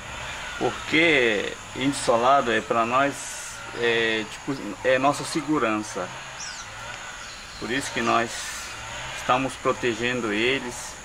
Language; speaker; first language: Portuguese; non-native, local second language; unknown